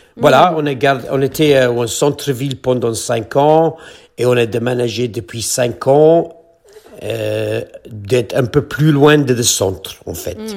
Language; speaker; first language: French; non-native, fluent; English